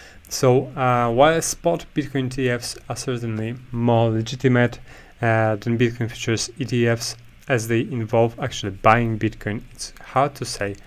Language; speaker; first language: English; non-native, fluent; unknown